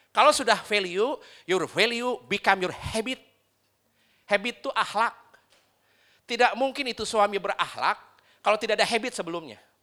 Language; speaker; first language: Indonesian; non-native, local second language; Sundanese